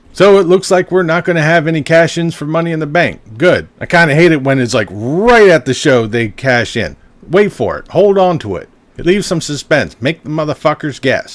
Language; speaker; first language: English; native; English